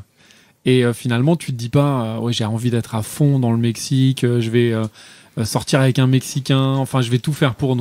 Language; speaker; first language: French; native; French